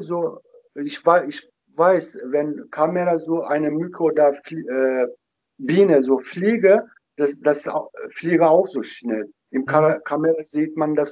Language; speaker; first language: German; non-native, learner; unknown